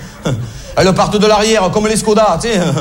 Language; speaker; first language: French; native; French